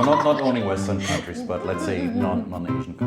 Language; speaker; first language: English; non-native, fluent; German